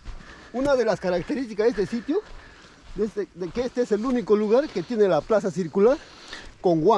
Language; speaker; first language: Spanish; native; Spanish